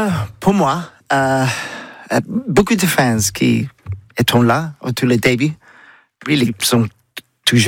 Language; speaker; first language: French; non-native, learner; English